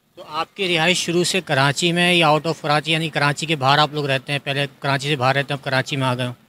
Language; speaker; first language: Urdu; native; Urdu